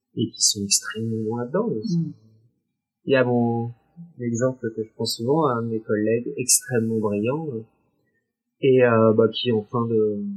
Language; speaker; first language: French; native; French